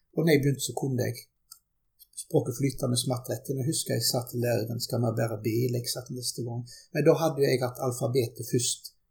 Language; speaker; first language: Norwegian; early bilingual, other home language; German